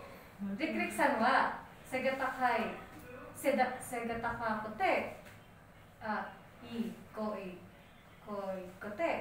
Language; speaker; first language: Japanese; non-native, learner; Filipino